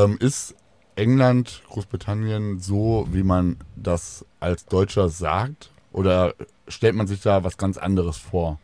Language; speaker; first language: German; native; German